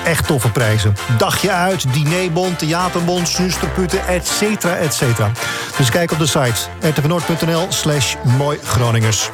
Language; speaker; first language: Dutch; native; Dutch